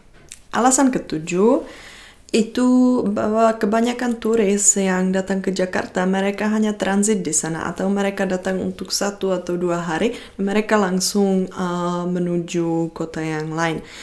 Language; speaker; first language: Indonesian; non-native, fluent; Czech